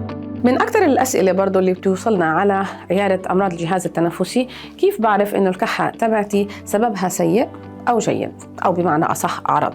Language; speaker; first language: Arabic; native; Arabic